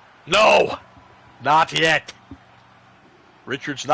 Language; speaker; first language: English; native; English